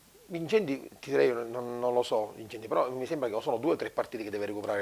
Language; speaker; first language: Italian; native; Italian